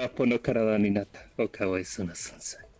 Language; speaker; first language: Japanese; non-native, learner; English